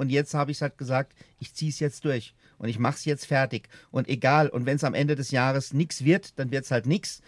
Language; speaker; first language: German; native; German